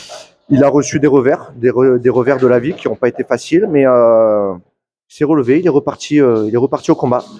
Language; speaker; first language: French; native; French